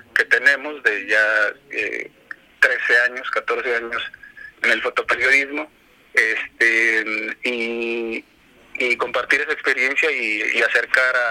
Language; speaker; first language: Spanish; native; Spanish